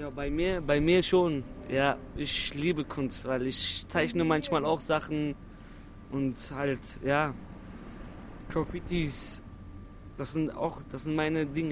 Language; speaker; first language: German; non-native, local second language; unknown